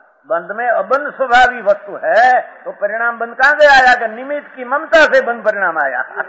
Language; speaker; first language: Hindi; non-native, local second language; Gujarati